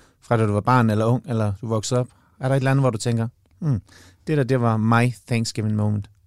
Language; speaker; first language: Danish; native; Danish